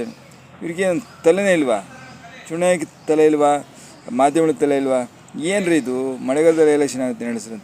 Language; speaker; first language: Kannada; native; Kannada